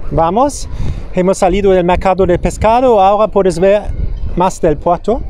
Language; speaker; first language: Spanish; non-native, learner; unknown